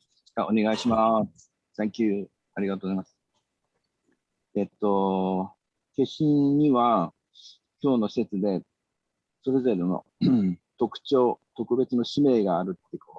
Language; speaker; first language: Japanese; native; Japanese